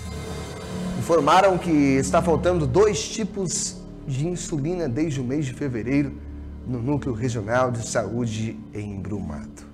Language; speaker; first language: Portuguese; native; Portuguese